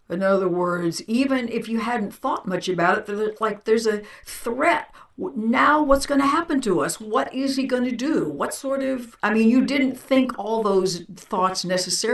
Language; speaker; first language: English; native; English